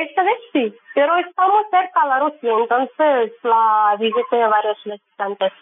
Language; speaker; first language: Spanish; non-native, learner; Russian